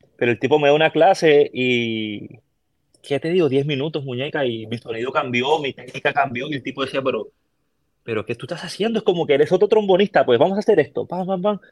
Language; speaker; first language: Spanish; native; Spanish